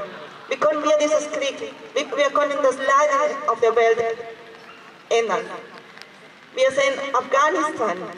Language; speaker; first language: German; non-native, fluent; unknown